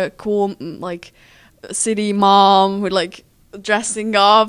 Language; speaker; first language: English; non-native, fluent; Hungarian